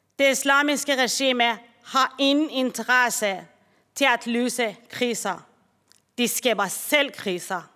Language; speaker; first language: Danish; non-native, fluent; Persian